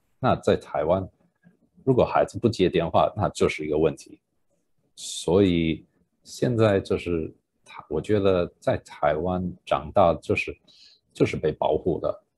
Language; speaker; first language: Chinese; non-native, fluent; English